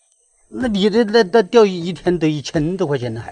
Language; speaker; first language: Chinese; native; Chinese